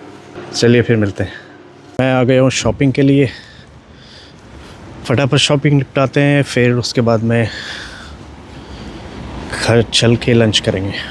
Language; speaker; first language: Hindi; native; Hindi